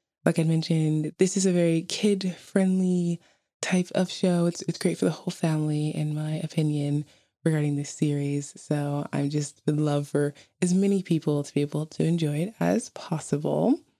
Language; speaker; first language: English; native; English